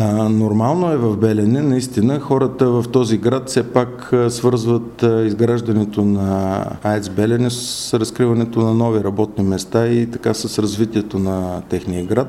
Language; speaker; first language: Bulgarian; native; Bulgarian